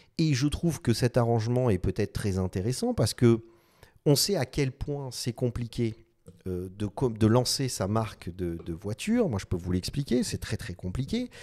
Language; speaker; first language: French; non-native, local second language; Arabic